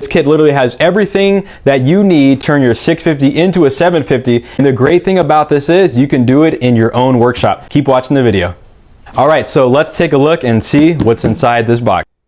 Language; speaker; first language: English; native; English